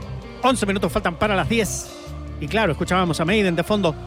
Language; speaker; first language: Spanish; native; Spanish